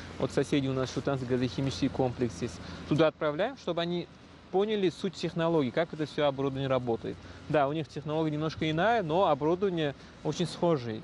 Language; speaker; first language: Russian; non-native, local second language; Uzbek